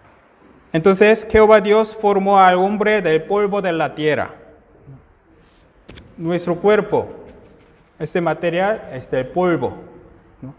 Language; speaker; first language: Spanish; non-native, fluent; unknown